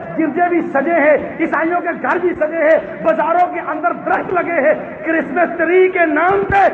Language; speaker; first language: Urdu; non-native, local second language; Punjabi